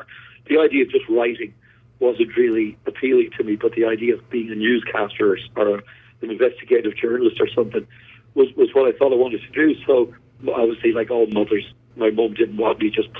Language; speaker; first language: English; native; English